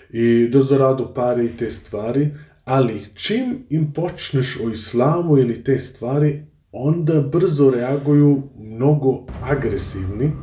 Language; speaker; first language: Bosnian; early bilingual, heritage; Bosnian